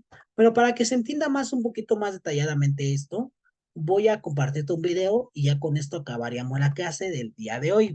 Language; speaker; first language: Spanish; native; Spanish